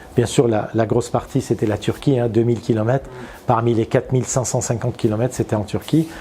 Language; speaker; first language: French; non-native, fluent; Armenian